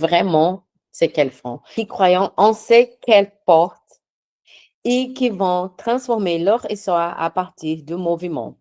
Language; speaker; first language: French; non-native, fluent; Portuguese